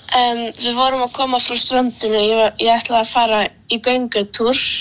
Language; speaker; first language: Icelandic; early bilingual, other home language; Polish